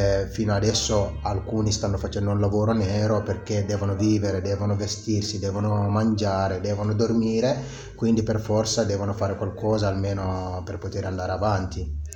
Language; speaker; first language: Italian; non-native, fluent; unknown